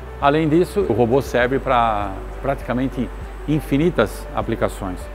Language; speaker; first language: Portuguese; early bilingual, other home language; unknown